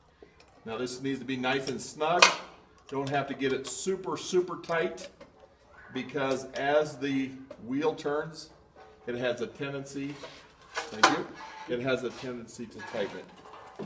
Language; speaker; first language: English; native; English